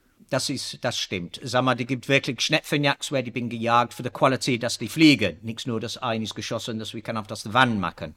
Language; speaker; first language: German; non-native, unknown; English